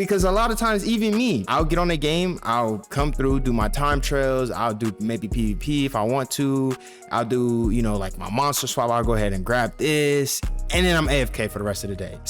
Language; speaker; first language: English; native; English